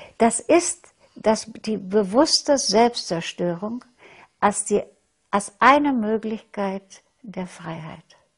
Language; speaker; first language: German; non-native, fluent; Russian